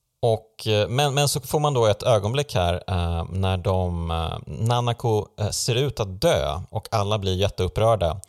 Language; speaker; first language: Swedish; native; Swedish